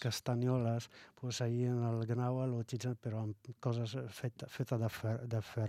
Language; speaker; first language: Catalan; non-native, fluent; Arabic